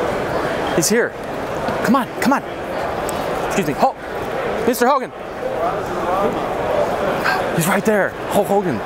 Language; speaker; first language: English; native; English